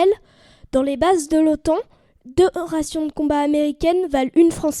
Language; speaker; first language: French; native; French